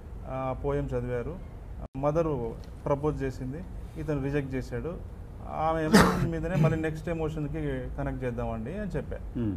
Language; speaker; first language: Telugu; native; Telugu